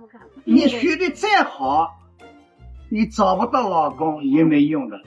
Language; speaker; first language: Chinese; non-native, local second language; Wu Chinese